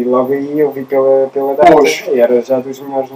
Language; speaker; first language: Portuguese; native; Portuguese